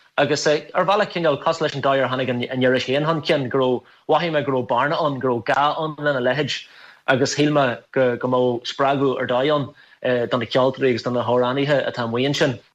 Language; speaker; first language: Irish; non-native, local second language; English